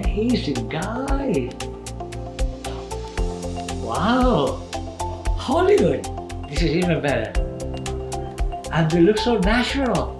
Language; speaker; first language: English; non-native, local second language; Spanish